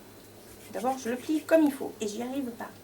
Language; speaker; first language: French; native; French